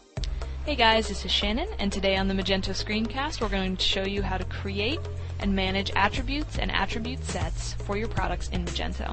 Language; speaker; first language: English; native; English